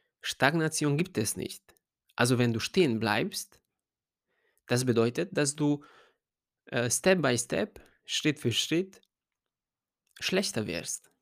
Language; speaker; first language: German; non-native, fluent; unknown